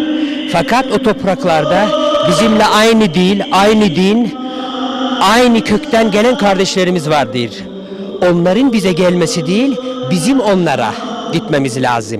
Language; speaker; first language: Turkish; non-native, fluent; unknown